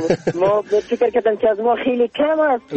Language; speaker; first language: Persian; non-native, local second language; Pashto